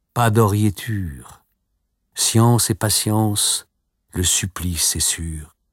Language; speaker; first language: French; native; French